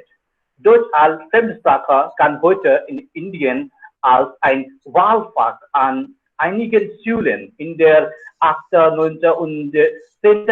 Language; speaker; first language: German; non-native, fluent; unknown